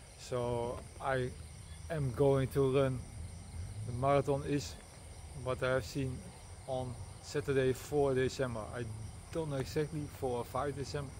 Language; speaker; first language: English; non-native, learner; Dutch